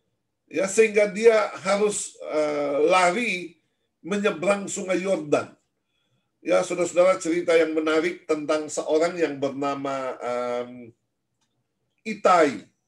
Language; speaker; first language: Indonesian; native; Indonesian